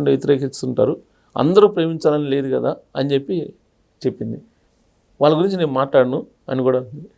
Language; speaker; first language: Telugu; native; Telugu